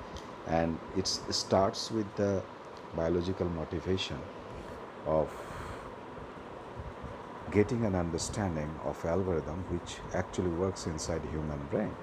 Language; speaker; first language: English; non-native, local second language; Bangla